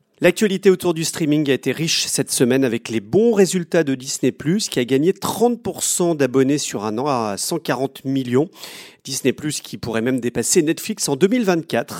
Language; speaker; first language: French; native; French